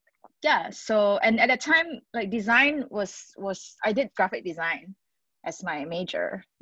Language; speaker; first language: English; non-native, local second language; Cantonese